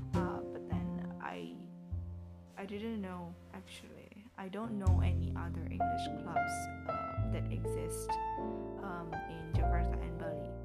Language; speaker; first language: English; non-native, fluent; Indonesian